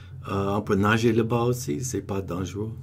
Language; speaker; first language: French; non-native, learner; English